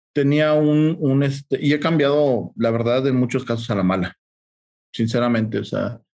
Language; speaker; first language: Spanish; native; Spanish